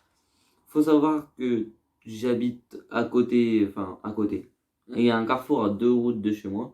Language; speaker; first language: French; native; French